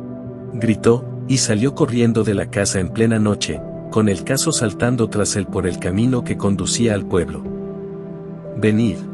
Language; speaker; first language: Spanish; native; Spanish